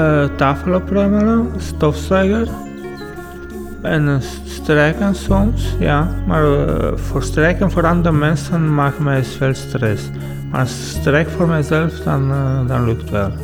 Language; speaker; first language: Dutch; non-native, learner; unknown